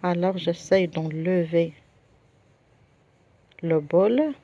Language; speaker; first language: French; non-native, local second language; Arabic